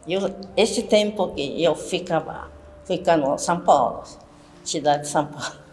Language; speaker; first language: Portuguese; early bilingual, other home language; Japanese